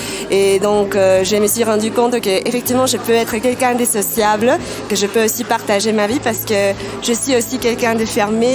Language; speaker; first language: French; non-native, fluent; Spanish